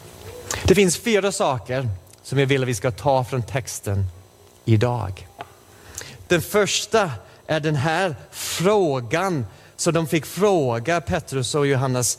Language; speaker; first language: Swedish; non-native, fluent; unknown